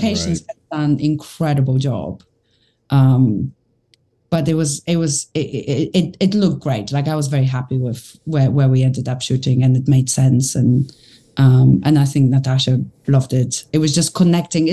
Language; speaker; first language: English; native; English